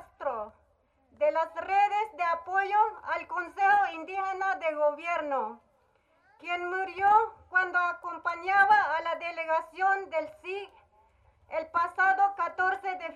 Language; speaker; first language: Spanish; non-native, local second language; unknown